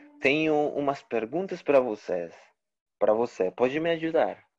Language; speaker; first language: Portuguese; non-native, learner; Spanish